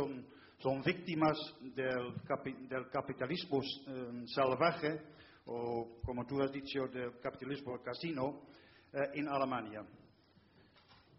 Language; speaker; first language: Spanish; non-native, fluent; Dutch